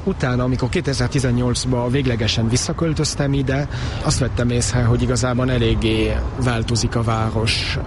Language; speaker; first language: Hungarian; early bilingual, heritage; Hungarian